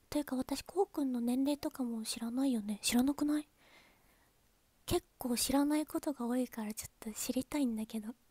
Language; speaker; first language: Japanese; native; Japanese